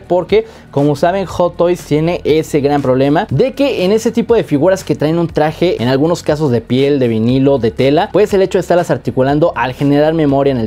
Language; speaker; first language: Spanish; native; Spanish